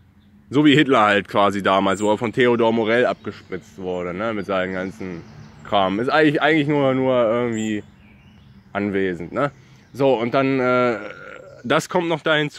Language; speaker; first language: German; native; German